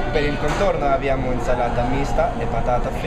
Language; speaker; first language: Italian; non-native, learner; English